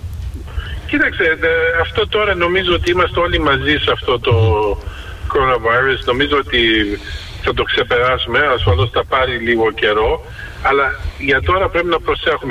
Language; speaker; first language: Greek; early bilingual, heritage; Greek